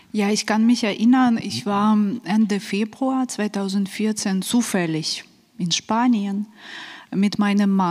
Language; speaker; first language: German; non-native, fluent; Ukrainian